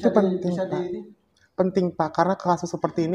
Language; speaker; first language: Indonesian; native; Indonesian